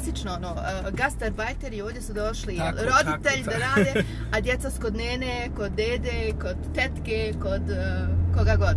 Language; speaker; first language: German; early bilingual, other home language; Bosnian